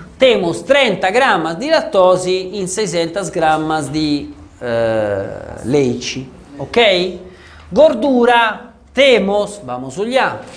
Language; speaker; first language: Portuguese; non-native, fluent; Italian